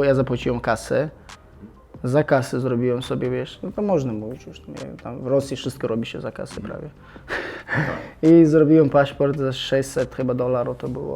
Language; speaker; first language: Polish; non-native, fluent; Chechen